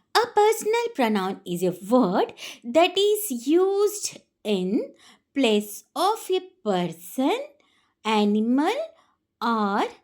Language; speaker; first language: English; non-native, local second language; Telugu